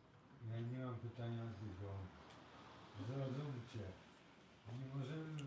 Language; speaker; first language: Polish; native; Polish